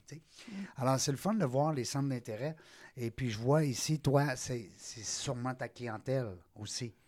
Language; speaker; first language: French; native; French